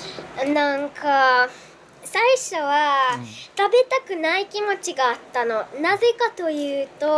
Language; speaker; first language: Japanese; non-native, learner; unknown